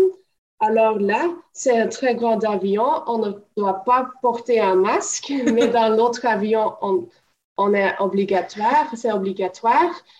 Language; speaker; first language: French; non-native, local second language; Dutch